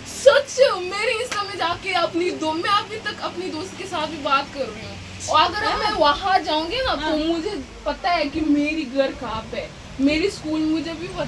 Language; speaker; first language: Hindi; early bilingual, other home language; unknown